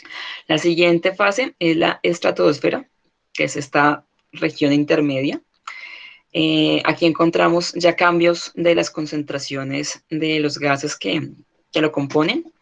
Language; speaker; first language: Spanish; native; Spanish